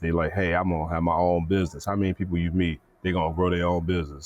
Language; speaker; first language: English; native; English